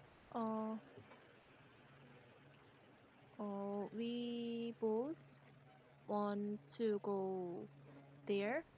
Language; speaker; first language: English; non-native, learner; Korean